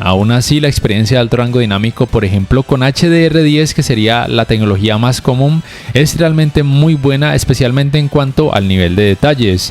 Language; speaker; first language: Spanish; native; Spanish